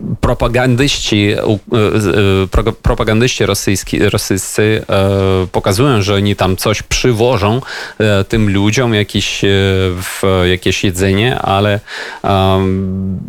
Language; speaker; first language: Polish; non-native, fluent; Ukrainian